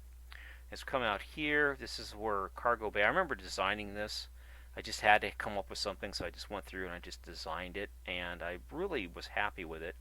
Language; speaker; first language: English; native; English